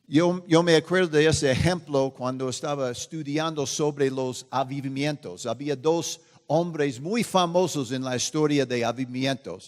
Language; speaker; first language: Spanish; non-native, fluent; English